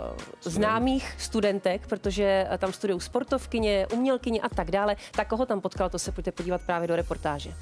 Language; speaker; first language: Czech; native; Czech